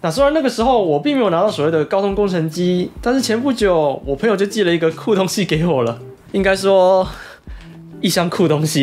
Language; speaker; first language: Chinese; native; Chinese